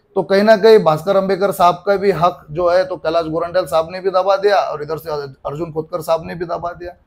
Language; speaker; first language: Hindi; non-native, local second language; Marathi